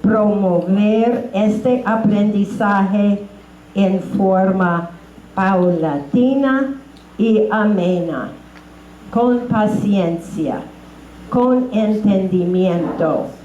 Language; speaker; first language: Spanish; non-native, fluent; English